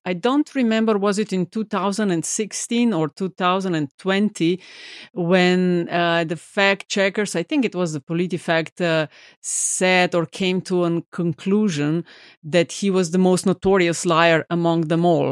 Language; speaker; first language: English; non-native, fluent; Slovenian